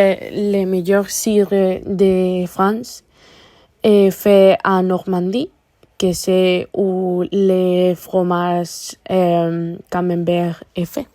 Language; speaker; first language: French; non-native, learner; Spanish